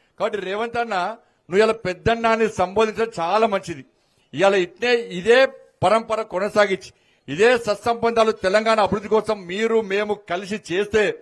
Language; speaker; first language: Telugu; native; Telugu